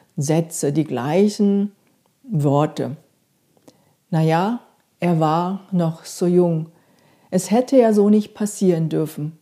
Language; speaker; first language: German; non-native, fluent; Korean